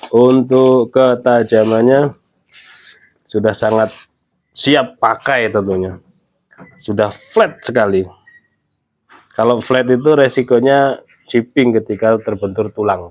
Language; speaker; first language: Indonesian; native; Indonesian